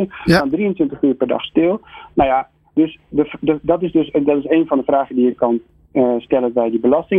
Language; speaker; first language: Dutch; native; Dutch